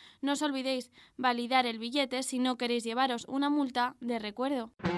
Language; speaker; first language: Spanish; native; Spanish